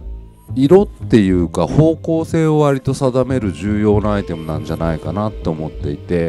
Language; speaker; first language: Japanese; native; Japanese